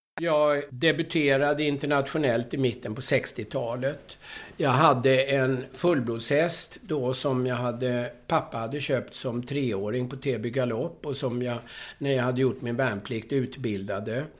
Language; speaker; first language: Swedish; native; Swedish